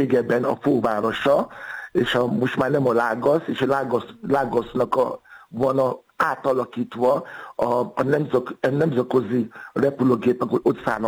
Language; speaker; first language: Hungarian; non-native, fluent; Yoruba